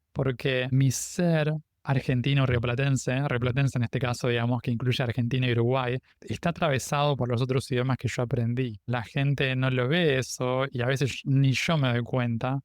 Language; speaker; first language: Spanish; native; Spanish